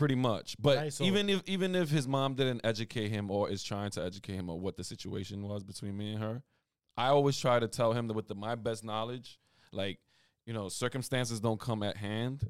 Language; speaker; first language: English; native; English